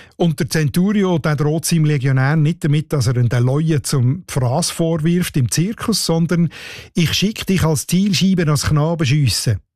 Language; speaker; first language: German; native; German